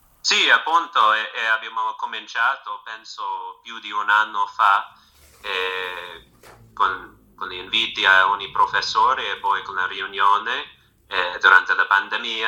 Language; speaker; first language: Italian; non-native, fluent; English